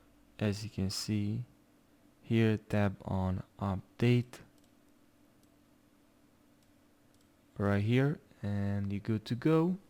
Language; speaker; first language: English; non-native, fluent; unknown